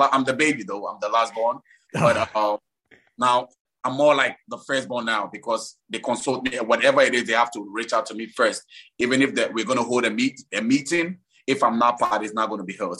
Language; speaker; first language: English; non-native, local second language; Ewe